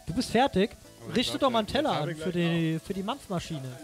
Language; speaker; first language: German; native; German